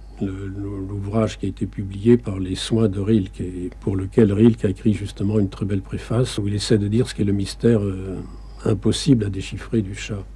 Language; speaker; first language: French; native; French